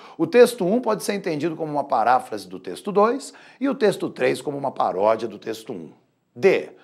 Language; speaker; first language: Portuguese; native; Portuguese